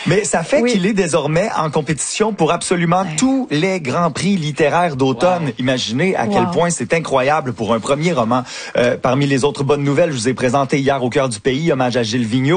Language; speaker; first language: French; native; French